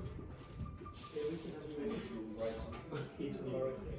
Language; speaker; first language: English; non-native, learner; Spanish